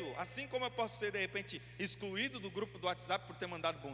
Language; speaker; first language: Portuguese; native; Portuguese